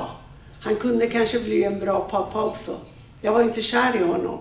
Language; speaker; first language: Swedish; non-native, fluent; Persian